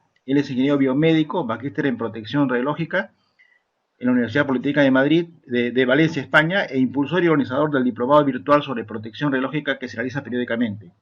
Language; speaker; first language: Spanish; native; Spanish